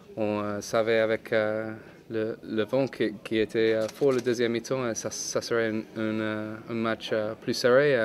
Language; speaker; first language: French; non-native, fluent; English